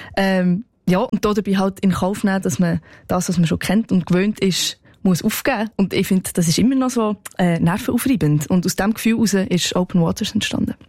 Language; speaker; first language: German; native; German